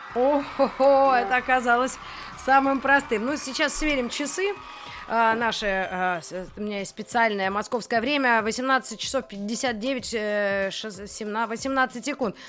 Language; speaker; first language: Russian; native; Russian